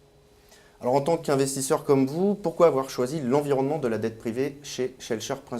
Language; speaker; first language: French; native; French